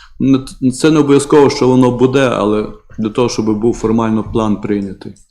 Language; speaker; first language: Ukrainian; native; Ukrainian